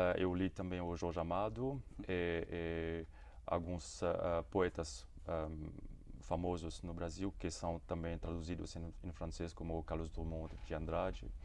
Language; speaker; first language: Portuguese; non-native, fluent; Morisyen